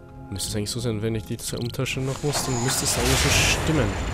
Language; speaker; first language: German; native; German